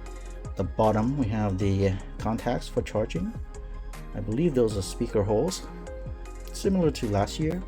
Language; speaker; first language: English; native; English